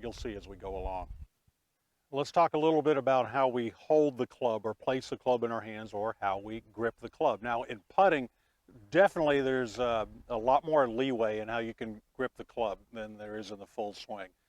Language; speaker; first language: English; native; English